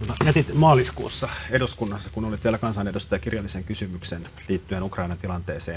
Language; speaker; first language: Finnish; native; Finnish